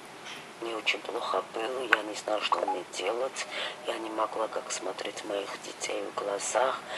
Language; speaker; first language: Russian; non-native, fluent; Georgian